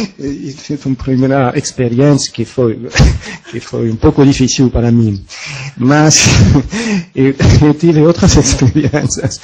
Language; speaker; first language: Portuguese; non-native, fluent; French